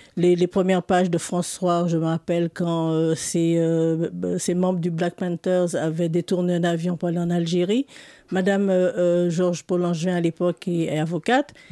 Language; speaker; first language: French; native; French